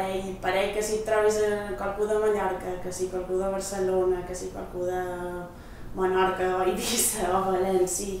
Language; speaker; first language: Catalan; non-native, local second language; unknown